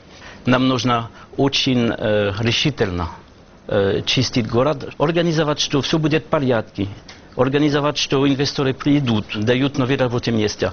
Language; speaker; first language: Russian; non-native, learner; French